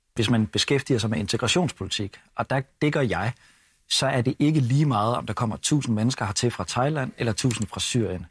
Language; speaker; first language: Danish; native; Danish